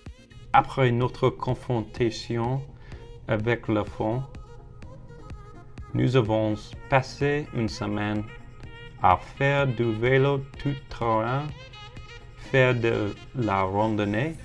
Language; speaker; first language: French; non-native, learner; English